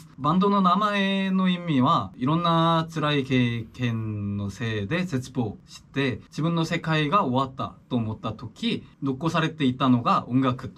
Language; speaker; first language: Japanese; non-native, fluent; Korean